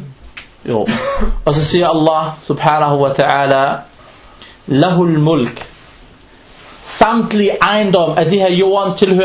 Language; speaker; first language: Danish; non-native, local second language; Arabic